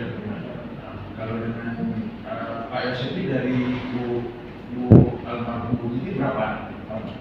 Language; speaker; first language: Indonesian; native; Indonesian